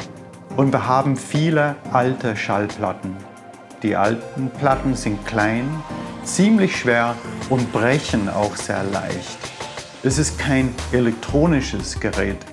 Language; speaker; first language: German; non-native, fluent; English